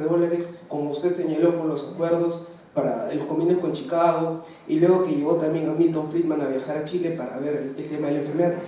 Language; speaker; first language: Spanish; native; Spanish